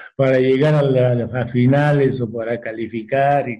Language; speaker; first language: Spanish; native; Spanish